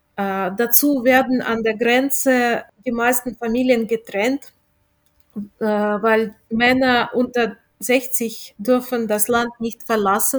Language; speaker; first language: German; non-native, fluent; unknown